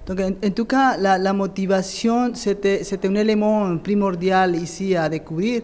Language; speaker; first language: French; non-native, fluent; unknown